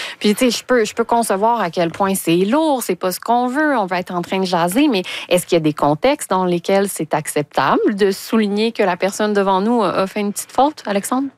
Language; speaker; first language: French; native; French